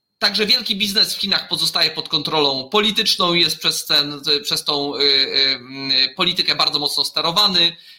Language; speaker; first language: Polish; native; Polish